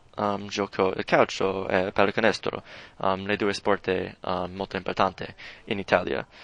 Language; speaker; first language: Italian; non-native, learner; English